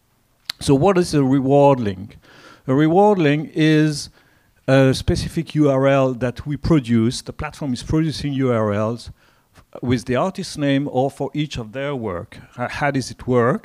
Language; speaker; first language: English; non-native, fluent; French